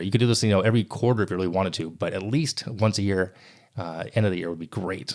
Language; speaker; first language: English; native; English